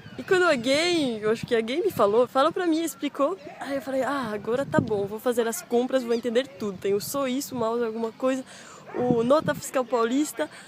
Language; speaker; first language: Portuguese; non-native, fluent; French